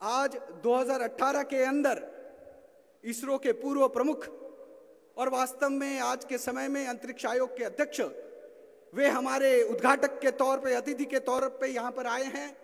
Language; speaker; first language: Hindi; native; Hindi